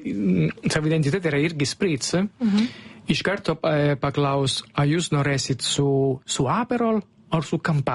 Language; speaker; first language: Lithuanian; non-native, learner; Italian